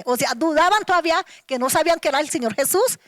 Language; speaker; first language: Spanish; native; Spanish